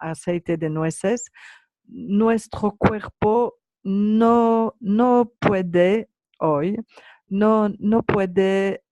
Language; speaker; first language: Spanish; non-native, learner; French